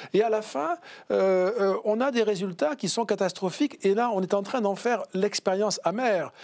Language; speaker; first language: French; native; French